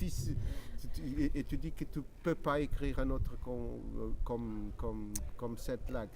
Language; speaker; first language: French; non-native, learner; Portuguese